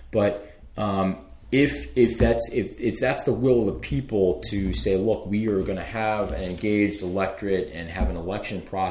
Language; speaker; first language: English; native; English